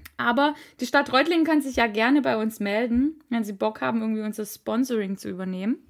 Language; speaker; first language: German; native; German